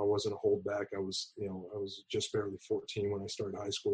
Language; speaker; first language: English; native; English